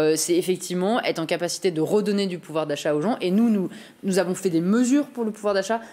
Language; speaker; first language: French; native; French